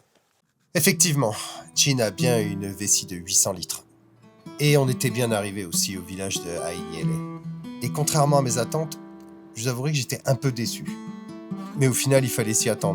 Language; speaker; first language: French; native; French